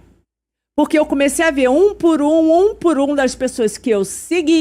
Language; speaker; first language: Portuguese; native; Portuguese